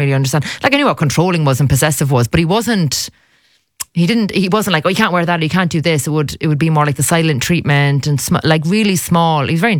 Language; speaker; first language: English; native; English